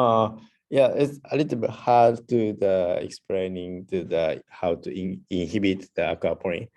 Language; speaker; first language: English; non-native, learner; Japanese